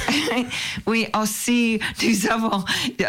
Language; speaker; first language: French; non-native, learner; English